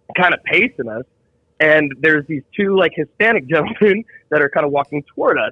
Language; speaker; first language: English; native; English